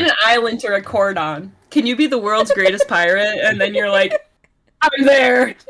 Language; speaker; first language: English; native; English